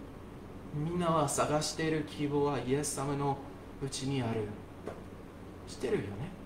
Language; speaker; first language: Japanese; non-native, fluent; English